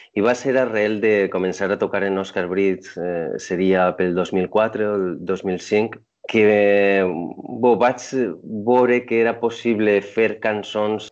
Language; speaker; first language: Catalan; non-native, local second language; Spanish